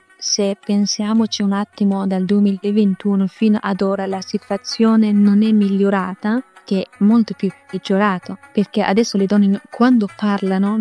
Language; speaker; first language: Italian; non-native, fluent; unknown